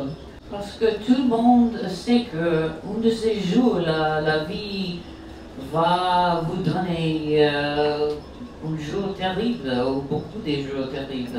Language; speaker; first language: French; non-native, fluent; English